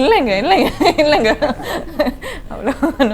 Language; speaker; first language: Tamil; non-native, learner; Kodava